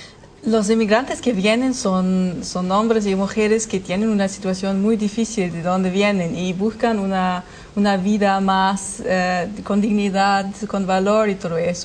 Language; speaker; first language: Spanish; non-native, learner; German